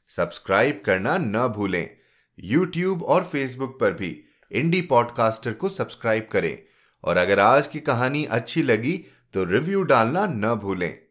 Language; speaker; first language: Hindi; native; Hindi